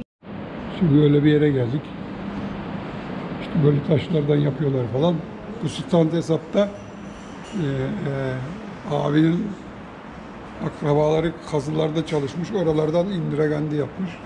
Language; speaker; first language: Turkish; native; Turkish